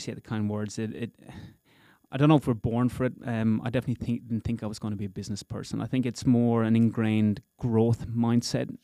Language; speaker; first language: English; native; English